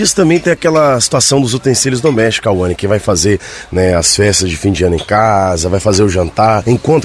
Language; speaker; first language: Portuguese; native; Portuguese